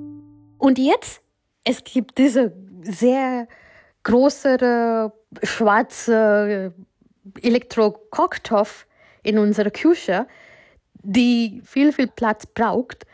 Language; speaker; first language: German; non-native, learner; Gujarati